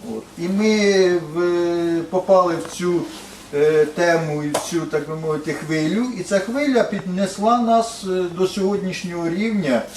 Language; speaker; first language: Ukrainian; native; Ukrainian